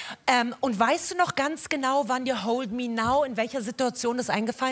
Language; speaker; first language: German; native; German